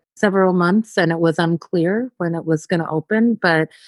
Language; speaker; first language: English; native; English